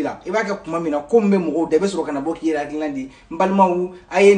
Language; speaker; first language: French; non-native, local second language; Bambara